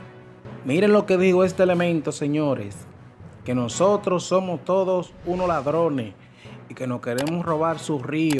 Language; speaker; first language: Spanish; native; Spanish